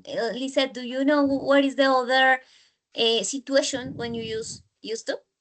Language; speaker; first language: English; non-native, learner; Spanish